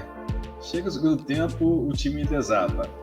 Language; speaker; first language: Portuguese; native; Portuguese